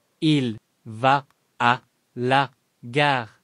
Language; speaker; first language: French; non-native, learner; English